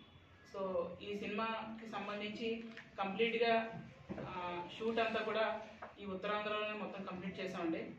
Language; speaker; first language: Telugu; native; Telugu